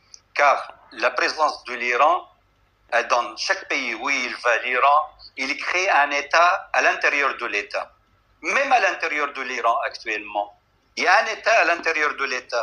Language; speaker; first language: French; non-native, fluent; Arabic